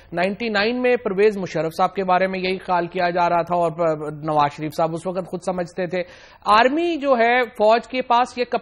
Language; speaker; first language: Urdu; native; Urdu